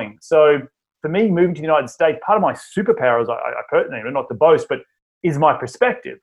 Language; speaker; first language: English; native; English